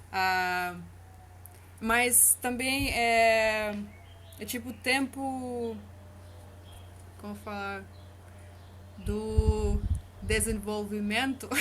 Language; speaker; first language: Portuguese; non-native, learner; Russian